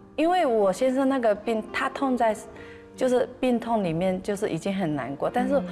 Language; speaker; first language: Chinese; native; Chinese